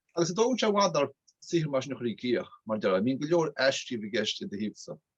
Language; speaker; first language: Irish; native; Irish